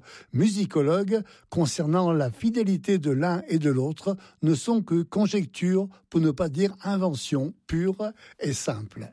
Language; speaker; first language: French; native; French